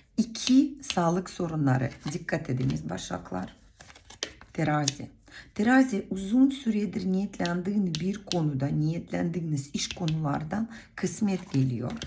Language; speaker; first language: Turkish; non-native, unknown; Russian